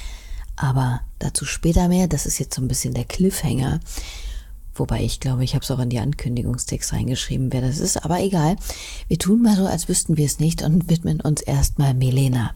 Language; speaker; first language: German; native; German